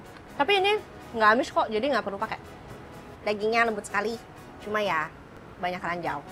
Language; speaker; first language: Indonesian; native; Indonesian